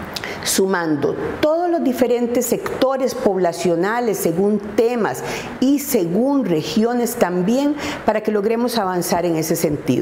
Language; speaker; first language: Spanish; native; Spanish